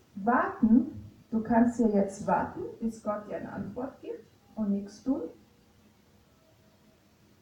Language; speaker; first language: German; non-native, fluent; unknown